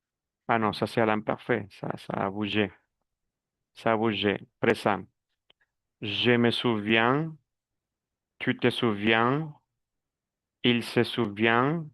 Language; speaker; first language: French; non-native, fluent; Spanish